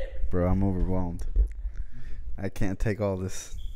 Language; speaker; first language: English; early bilingual, other home language; Spanish